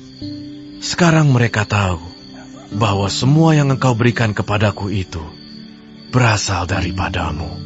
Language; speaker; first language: Indonesian; native; Indonesian